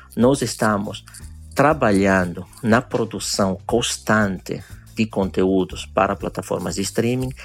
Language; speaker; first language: Portuguese; non-native, fluent; Italian